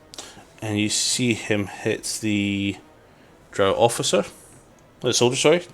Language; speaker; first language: English; native; English